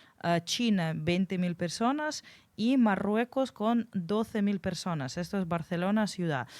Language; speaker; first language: Spanish; non-native, fluent; Russian